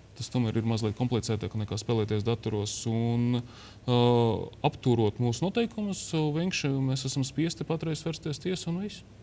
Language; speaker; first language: Latvian; non-native, local second language; Russian